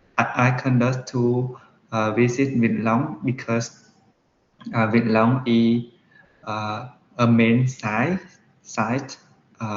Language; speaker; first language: English; non-native, learner; Vietnamese